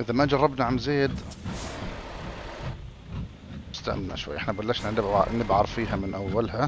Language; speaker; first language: Arabic; native; Arabic